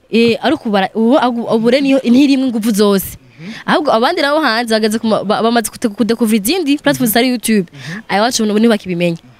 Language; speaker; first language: Rundi; non-native, local second language; Swahili